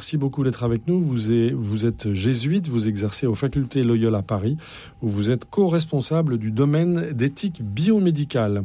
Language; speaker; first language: French; native; French